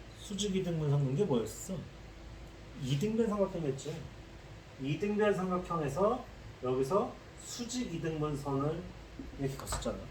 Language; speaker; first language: Korean; native; Korean